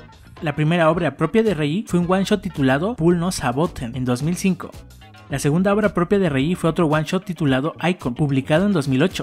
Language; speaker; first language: Spanish; native; Spanish